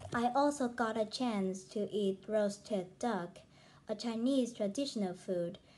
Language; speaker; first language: English; non-native, fluent; Vietnamese